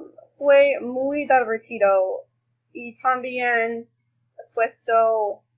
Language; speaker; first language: Spanish; non-native, learner; English